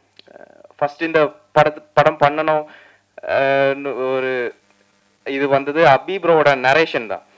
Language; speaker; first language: Tamil; non-native, fluent; Malayalam